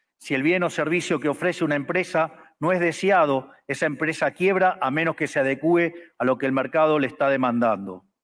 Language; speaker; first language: Spanish; native; Spanish